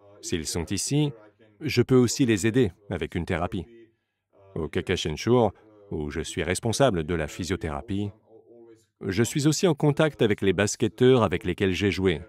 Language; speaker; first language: French; non-native, fluent; Slovenian